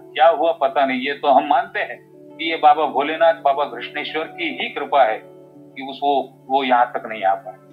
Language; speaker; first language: Hindi; non-native, local second language; Marathi